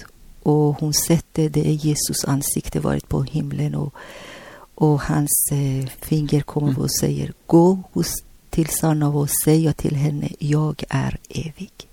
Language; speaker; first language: Swedish; non-native, learner; Persian